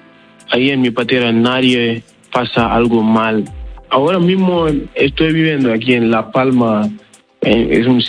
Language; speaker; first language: Spanish; non-native, learner; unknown